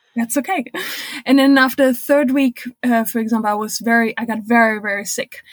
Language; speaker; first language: English; non-native, fluent; German